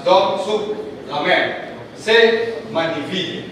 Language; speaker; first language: French; non-native, learner; Indonesian